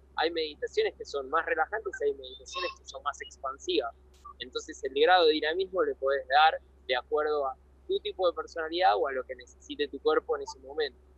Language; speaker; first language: Spanish; native; Spanish